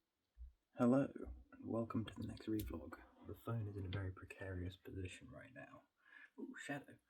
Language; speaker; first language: English; native; English